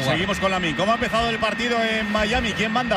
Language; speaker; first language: Spanish; native; Spanish